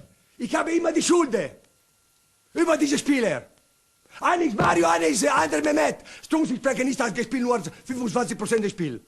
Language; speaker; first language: German; non-native, learner; Italian